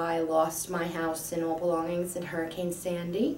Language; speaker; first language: English; native; English